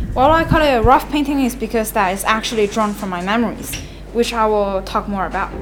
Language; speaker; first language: English; non-native, fluent; Chinese